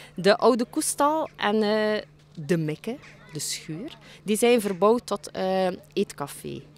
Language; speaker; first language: Dutch; native; Dutch